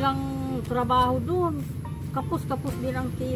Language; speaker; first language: Filipino; non-native, local second language; Bikol